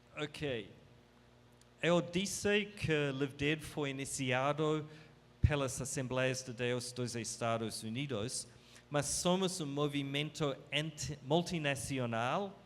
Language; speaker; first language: Portuguese; non-native, fluent; English